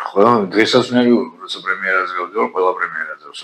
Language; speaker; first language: Georgian; native; Georgian